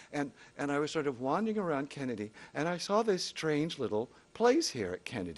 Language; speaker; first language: English; native; English